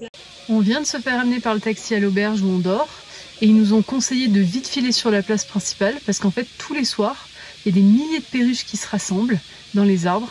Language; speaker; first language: French; native; French